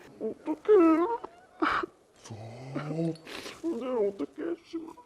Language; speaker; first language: Korean; native; Korean